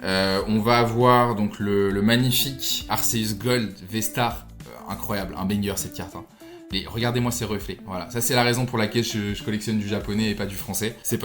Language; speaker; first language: French; native; French